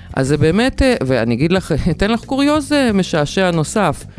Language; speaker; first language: Hebrew; non-native, fluent; Lithuanian